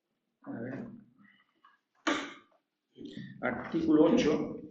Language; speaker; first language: Spanish; native; Spanish